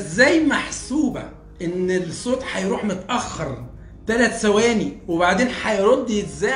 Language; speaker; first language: Arabic; native; Arabic